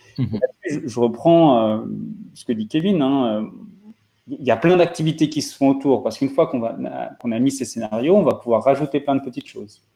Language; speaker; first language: French; native; French